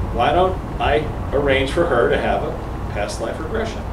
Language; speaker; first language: English; native; English